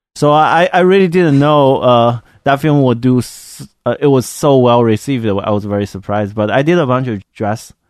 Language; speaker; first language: English; non-native, fluent; Chinese